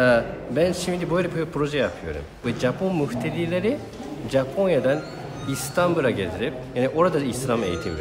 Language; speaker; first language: Turkish; non-native, fluent; Japanese